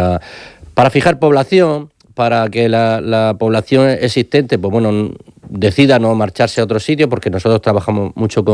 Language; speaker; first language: Spanish; native; Spanish